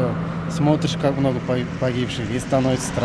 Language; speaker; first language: Russian; native; Russian